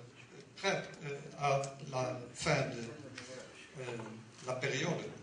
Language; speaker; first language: French; non-native, learner; Dutch